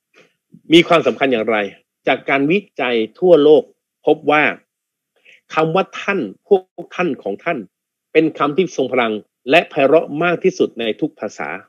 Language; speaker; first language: Thai; native; Thai